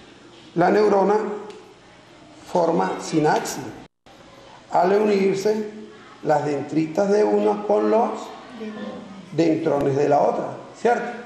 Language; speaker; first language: Spanish; native; Spanish